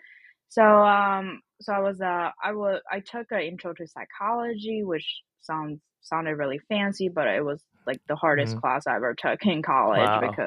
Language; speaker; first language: English; non-native, fluent; Chinese